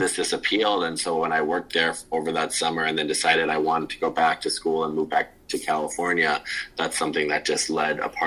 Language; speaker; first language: English; native; English